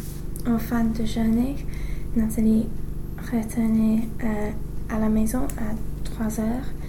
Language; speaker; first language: French; non-native, learner; English